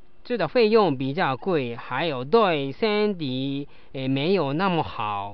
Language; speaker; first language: Chinese; non-native, learner; Japanese